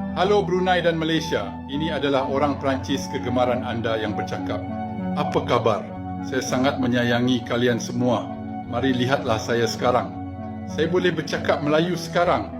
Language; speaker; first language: Malay; non-native, learner; French